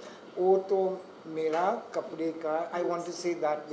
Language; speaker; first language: Hindi; non-native, local second language; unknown